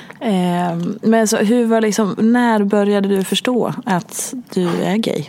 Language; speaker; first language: Swedish; native; Swedish